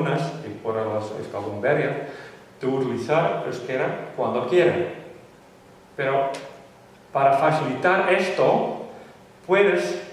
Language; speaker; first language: Spanish; non-native, fluent; Western Frisian